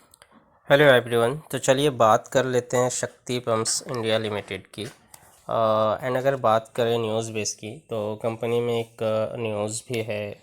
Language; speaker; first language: Hindi; native; Hindi